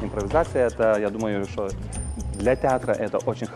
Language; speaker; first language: Russian; non-native, fluent; Lithuanian